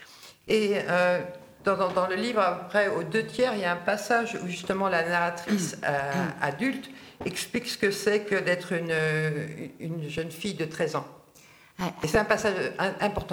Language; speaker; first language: French; native; French